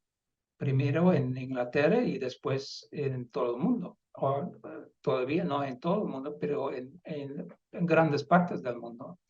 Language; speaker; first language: Spanish; non-native, fluent; Dutch